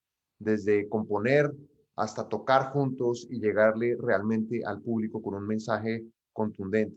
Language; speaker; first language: Spanish; native; Spanish